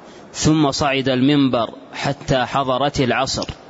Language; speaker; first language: Arabic; native; Arabic